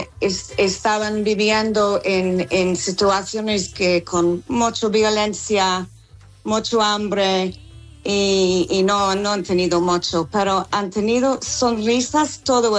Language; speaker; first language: Spanish; non-native, learner; English